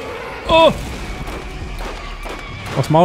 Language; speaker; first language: German; native; German